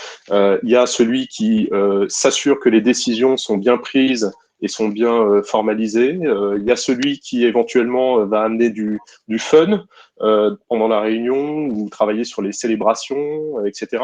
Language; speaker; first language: French; native; French